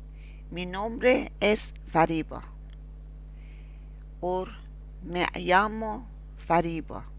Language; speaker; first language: Spanish; non-native, fluent; Persian